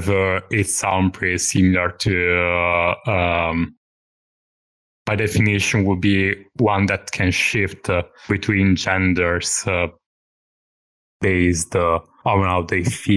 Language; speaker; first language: English; non-native, fluent; Italian